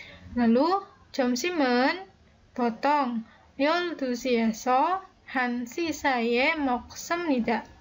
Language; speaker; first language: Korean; non-native, fluent; Indonesian